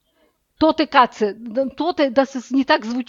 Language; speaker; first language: German; non-native, learner; Russian